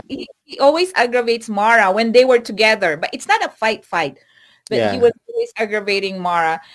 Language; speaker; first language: English; non-native, local second language; Filipino